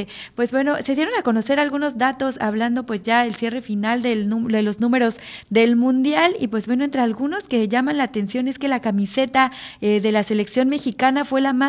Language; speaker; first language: Spanish; native; Spanish